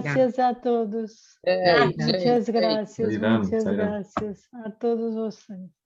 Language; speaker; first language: Spanish; non-native, learner; Portuguese